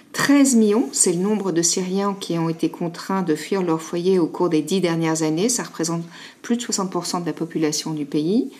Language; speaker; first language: French; native; French